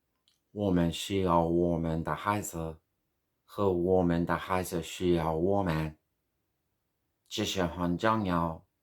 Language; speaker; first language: Chinese; non-native, learner; English